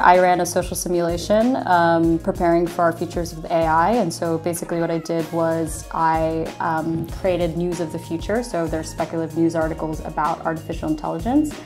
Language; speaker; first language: English; native; English